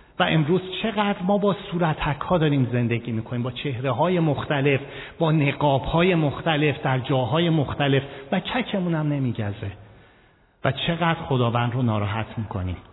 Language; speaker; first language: Persian; native; Persian